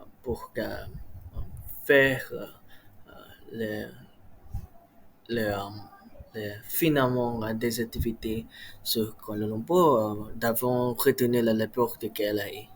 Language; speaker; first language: French; non-native, learner; Malay